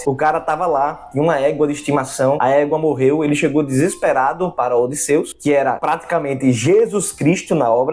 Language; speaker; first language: Portuguese; native; Portuguese